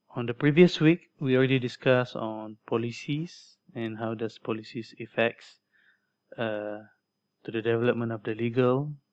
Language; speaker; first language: English; non-native, local second language; Malay